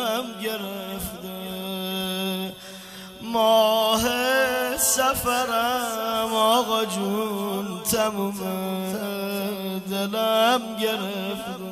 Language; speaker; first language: Persian; native; Persian